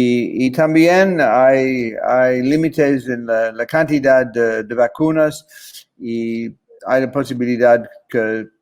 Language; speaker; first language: Spanish; non-native, fluent; English